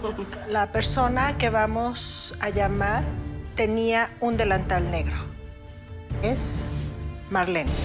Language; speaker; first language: Spanish; native; Spanish